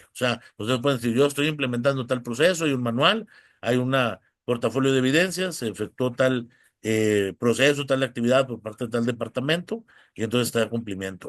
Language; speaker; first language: Spanish; native; Spanish